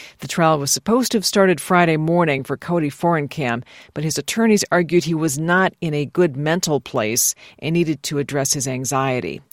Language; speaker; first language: English; native; English